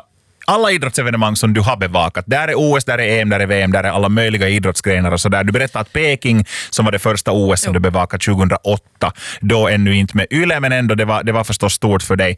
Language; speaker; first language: Swedish; native; Swedish